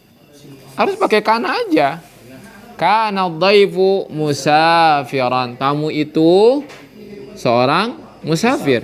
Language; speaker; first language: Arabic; non-native, fluent; Sundanese